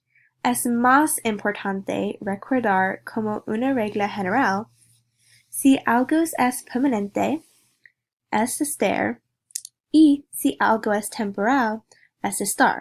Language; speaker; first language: Spanish; non-native, learner; English